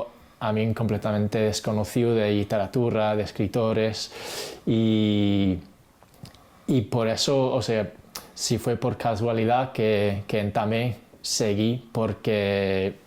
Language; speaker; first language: Spanish; non-native, fluent; English